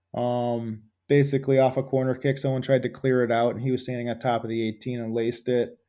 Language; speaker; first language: English; native; English